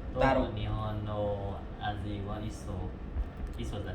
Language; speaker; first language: Japanese; non-native, learner; Vietnamese